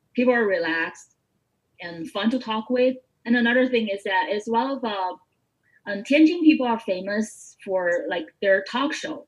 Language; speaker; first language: English; non-native, fluent; Chinese